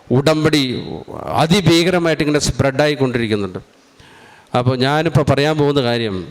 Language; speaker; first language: Malayalam; native; Malayalam